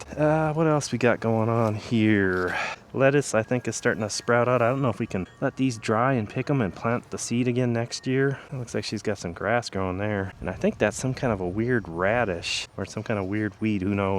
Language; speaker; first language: English; native; English